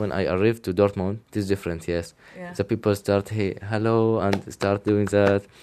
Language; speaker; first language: English; non-native, learner; Arabic